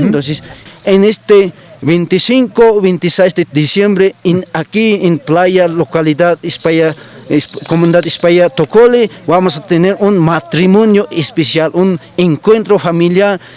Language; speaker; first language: Spanish; non-native, local second language; Aymara